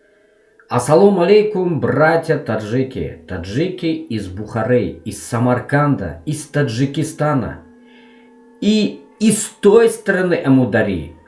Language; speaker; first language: Russian; non-native, local second language; Tajik